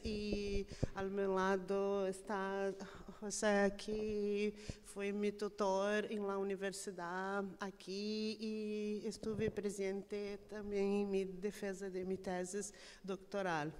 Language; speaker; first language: Spanish; non-native, fluent; Portuguese